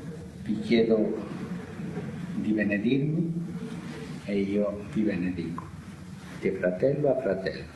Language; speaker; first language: Italian; non-native, fluent; Spanish